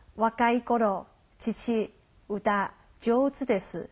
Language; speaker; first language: Japanese; non-native, fluent; Chinese